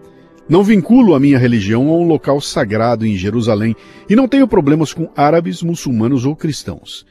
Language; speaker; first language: Portuguese; native; Portuguese